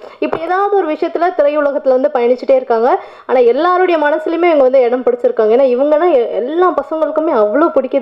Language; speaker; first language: Tamil; native; Tamil